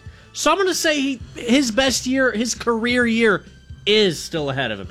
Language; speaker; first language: English; native; English